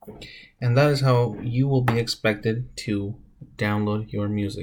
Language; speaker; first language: English; native; English